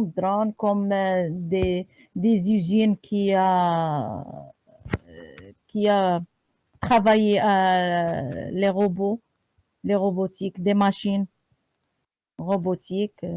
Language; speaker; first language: French; non-native, learner; Arabic